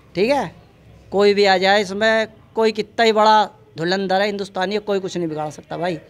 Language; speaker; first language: Hindi; native; Hindi